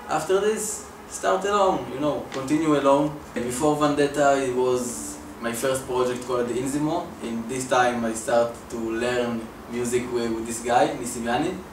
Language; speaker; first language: English; non-native, learner; Hebrew